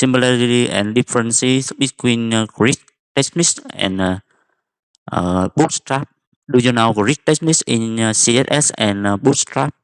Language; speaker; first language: English; non-native, fluent; Vietnamese